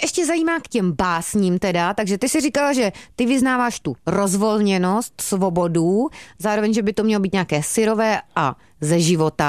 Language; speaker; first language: Czech; native; Czech